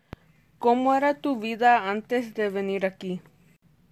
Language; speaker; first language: Spanish; early bilingual, heritage; Spanish